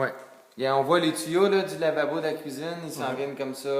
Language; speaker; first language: French; native; French